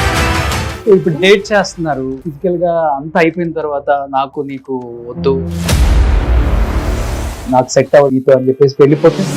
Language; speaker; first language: Telugu; native; Telugu